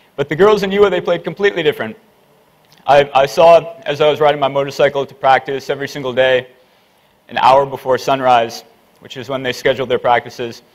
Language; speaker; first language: English; native; English